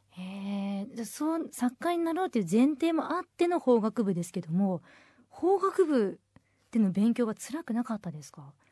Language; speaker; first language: Japanese; native; Japanese